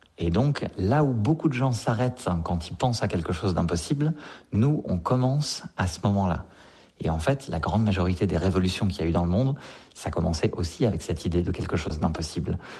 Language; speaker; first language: French; native; French